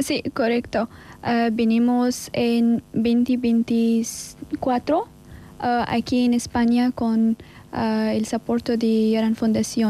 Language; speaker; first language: Spanish; non-native, learner; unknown